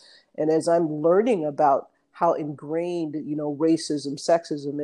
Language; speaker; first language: English; native; English